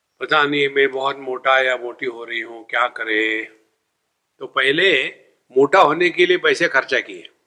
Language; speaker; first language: Hindi; non-native, local second language; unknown